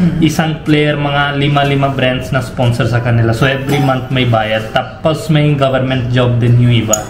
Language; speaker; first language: Filipino; non-native, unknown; Punjabi